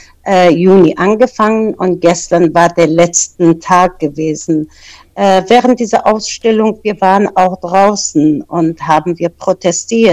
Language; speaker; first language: German; non-native, fluent; Persian